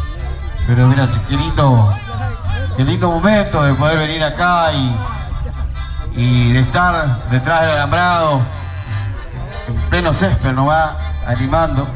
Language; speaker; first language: Spanish; native; Spanish